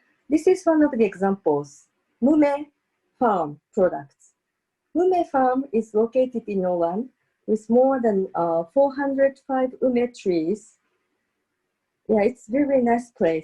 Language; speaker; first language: English; non-native, fluent; Japanese